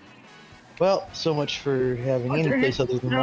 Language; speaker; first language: English; native; English